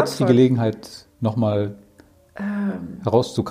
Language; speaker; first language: German; native; German